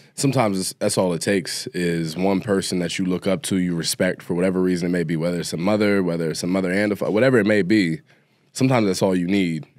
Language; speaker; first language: English; native; English